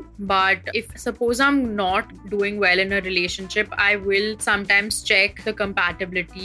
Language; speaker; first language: English; non-native, local second language; Hindi